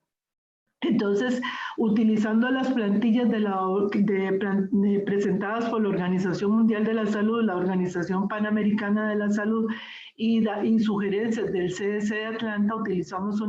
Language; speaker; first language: Spanish; native; Spanish